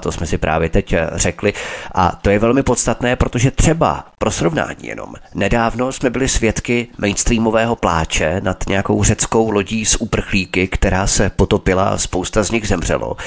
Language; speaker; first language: Czech; native; Czech